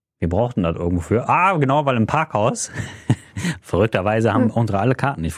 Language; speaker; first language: German; native; German